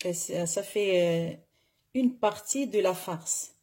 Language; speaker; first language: French; non-native, local second language; Arabic